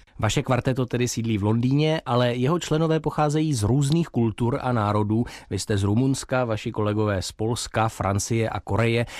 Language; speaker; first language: Czech; native; Czech